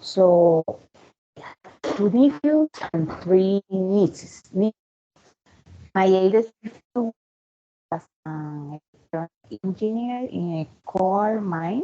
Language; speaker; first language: English; non-native, learner; Spanish